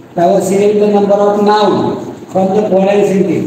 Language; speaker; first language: English; non-native, local second language; Marathi